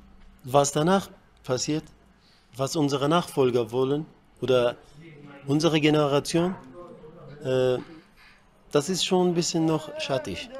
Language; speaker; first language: German; early bilingual, heritage; Kurdish